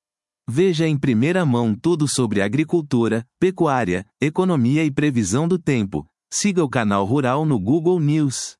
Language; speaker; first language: Portuguese; native; Portuguese